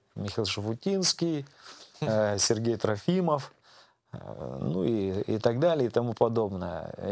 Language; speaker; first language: Russian; native; Russian